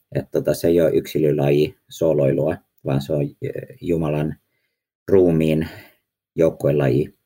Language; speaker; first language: Finnish; early bilingual, heritage; Finnish